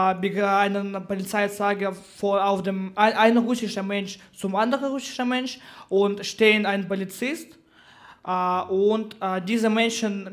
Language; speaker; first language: German; non-native, learner; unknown